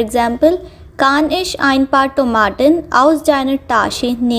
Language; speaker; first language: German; non-native, fluent; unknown